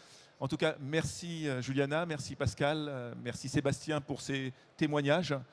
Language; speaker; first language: French; native; French